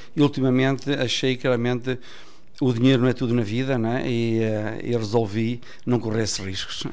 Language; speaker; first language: Portuguese; native; Portuguese